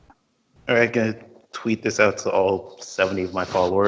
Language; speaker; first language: English; native; English